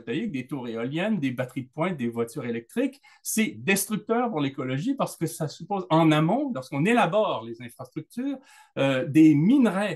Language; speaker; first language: French; native; French